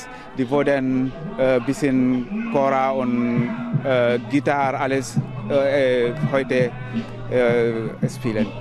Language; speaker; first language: German; non-native, learner; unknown